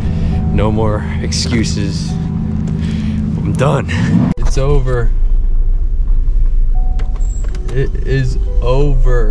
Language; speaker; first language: English; native; English